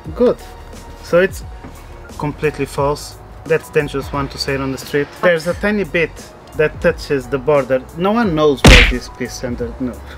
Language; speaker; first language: English; non-native, fluent; Portuguese